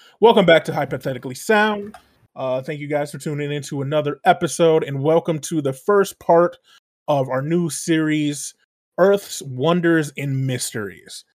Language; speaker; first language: English; native; English